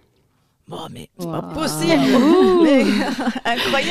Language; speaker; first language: French; native; French